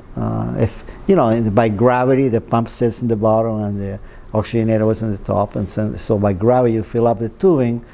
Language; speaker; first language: English; non-native, fluent; Spanish